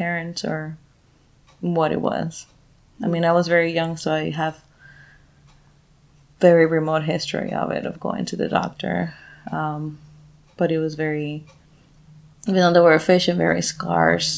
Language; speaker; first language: English; non-native, fluent; Spanish